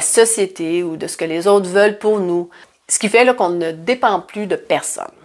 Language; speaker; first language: French; native; French